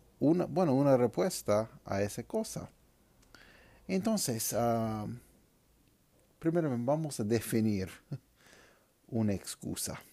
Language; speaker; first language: Spanish; non-native, fluent; English